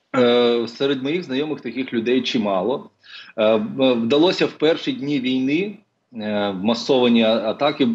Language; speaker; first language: Ukrainian; non-native, local second language; Russian